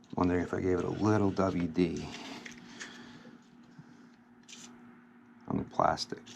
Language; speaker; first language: English; native; English